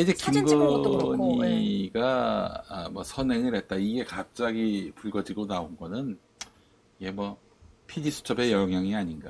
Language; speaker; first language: Korean; native; Korean